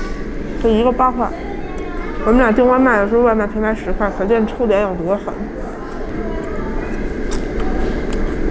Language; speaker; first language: Chinese; native; Chinese